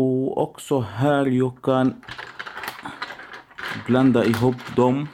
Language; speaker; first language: Swedish; non-native, learner; Arabic